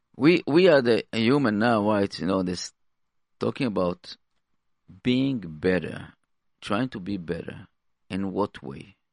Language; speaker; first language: English; non-native, fluent; Hebrew